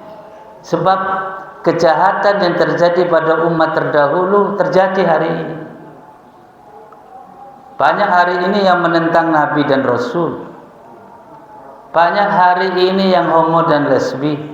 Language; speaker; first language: Indonesian; native; Indonesian